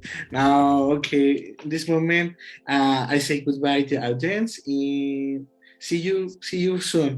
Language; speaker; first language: English; non-native, learner; Spanish